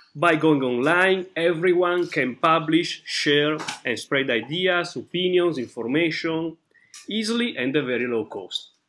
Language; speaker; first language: English; non-native, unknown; Italian